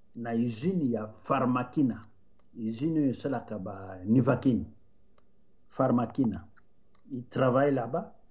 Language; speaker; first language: Lingala; non-native, local second language; Kituba (Democratic Republic of Congo)